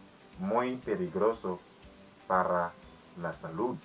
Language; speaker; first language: Spanish; non-native, learner; Haitian Creole